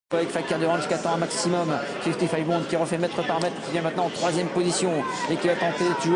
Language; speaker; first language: French; native; French